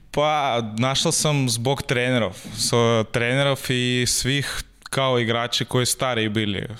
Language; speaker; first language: Serbian; non-native, learner; Russian